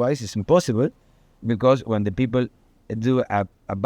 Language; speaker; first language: English; non-native, learner; Spanish